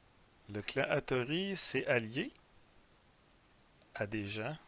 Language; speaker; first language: French; native; French